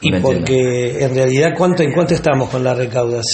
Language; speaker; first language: Spanish; native; Spanish